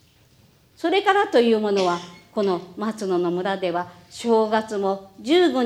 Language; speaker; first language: Japanese; native; Japanese